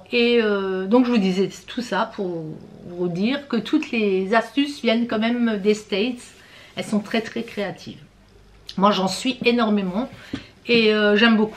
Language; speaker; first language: French; native; French